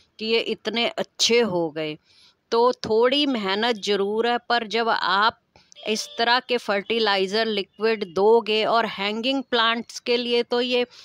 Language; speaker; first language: Hindi; native; Hindi